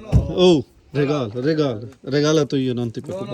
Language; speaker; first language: Italian; non-native, learner; Urdu